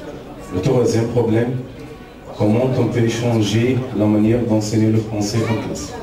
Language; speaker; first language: French; non-native, fluent; Arabic